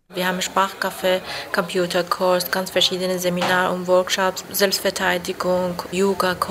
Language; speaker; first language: German; non-native, learner; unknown